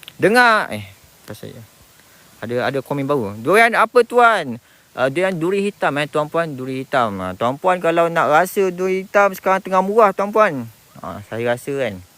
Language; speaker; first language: Malay; native; Malay